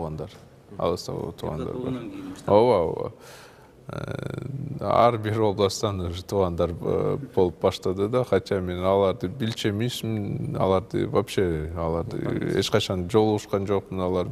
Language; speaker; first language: Kyrgyz; non-native, local second language; Russian